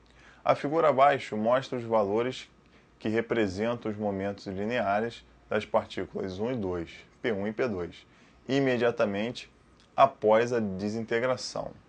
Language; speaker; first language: Portuguese; native; Portuguese